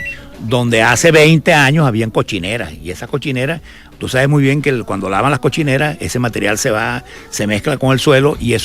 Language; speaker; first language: Spanish; native; Spanish